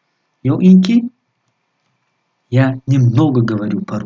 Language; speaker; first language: Russian; non-native, local second language; Tajik